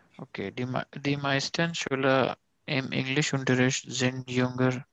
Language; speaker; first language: German; non-native, learner; Urdu